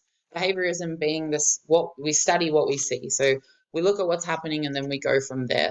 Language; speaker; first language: English; native; English